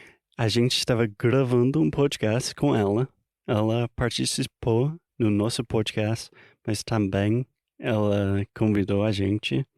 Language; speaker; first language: Portuguese; non-native, fluent; English